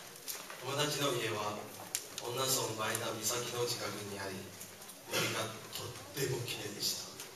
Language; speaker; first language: Japanese; non-native, fluent; Chinese